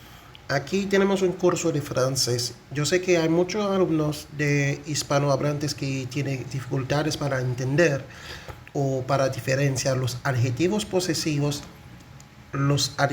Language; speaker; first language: Spanish; non-native, fluent; Haitian Creole